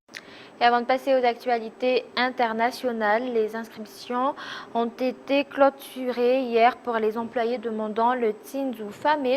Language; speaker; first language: French; non-native, local second language; Malagasy